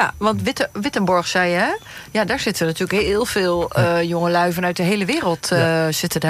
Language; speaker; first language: Dutch; native; Dutch